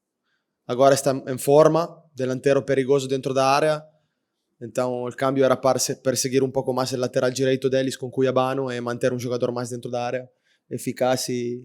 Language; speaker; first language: Portuguese; non-native, fluent; Italian